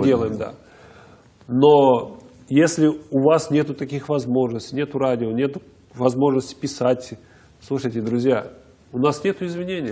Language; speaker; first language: Russian; native; Russian